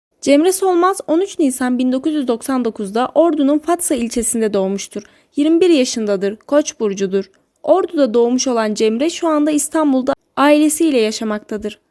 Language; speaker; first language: Turkish; native; Turkish